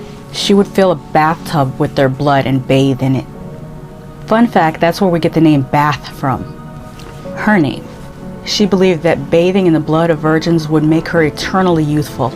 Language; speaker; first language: English; native; English